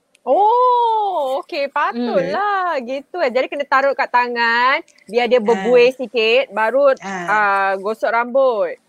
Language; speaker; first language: Malay; native; Malay